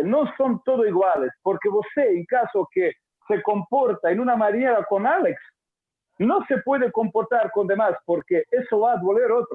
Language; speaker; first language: Portuguese; non-native, learner; Croatian